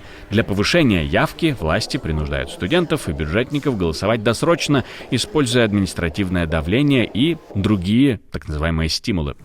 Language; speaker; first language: Russian; native; Russian